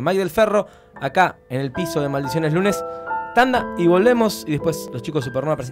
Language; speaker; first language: Spanish; native; Spanish